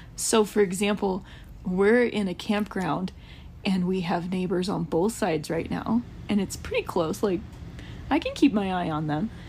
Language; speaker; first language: English; native; English